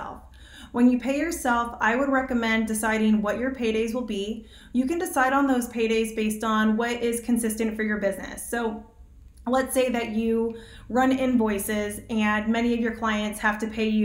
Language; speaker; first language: English; native; English